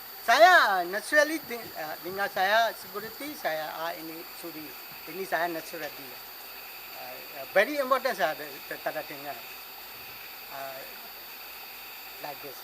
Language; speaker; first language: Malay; non-native, learner; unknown